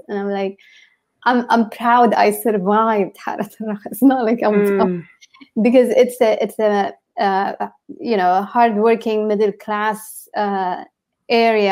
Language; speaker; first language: English; non-native, fluent; Arabic